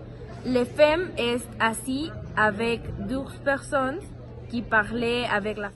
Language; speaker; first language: French; non-native, learner; Spanish